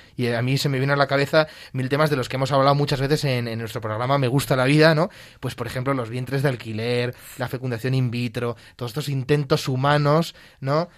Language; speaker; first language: Spanish; native; Spanish